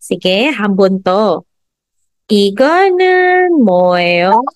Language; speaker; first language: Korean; non-native, fluent; Filipino